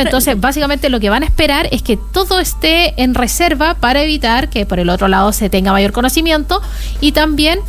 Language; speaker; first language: Spanish; native; Spanish